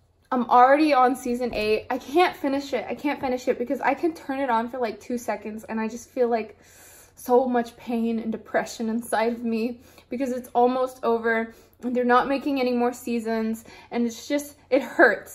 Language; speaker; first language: English; early bilingual, other home language; Spanish